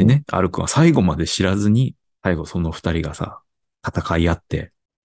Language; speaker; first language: Japanese; native; Japanese